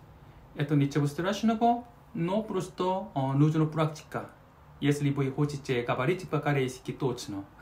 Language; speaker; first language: Russian; non-native, learner; Korean